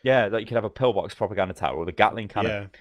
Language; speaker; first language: English; native; English